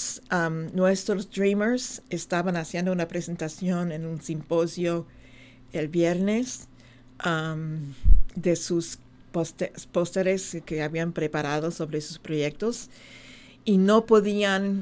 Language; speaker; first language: Spanish; non-native, fluent; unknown